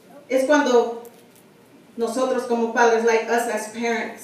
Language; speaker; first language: Spanish; early bilingual, heritage; Spanish